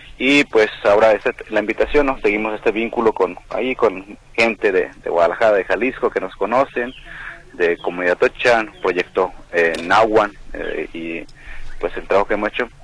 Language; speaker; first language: Spanish; non-native, local second language; Nahuatl languages